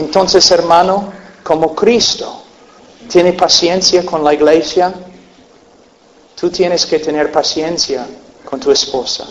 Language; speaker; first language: Spanish; non-native, fluent; English